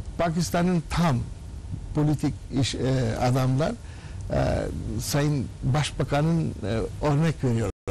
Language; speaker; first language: Turkish; non-native, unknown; Urdu